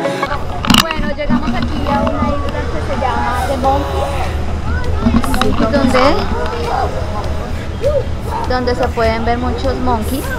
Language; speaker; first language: Spanish; native; Spanish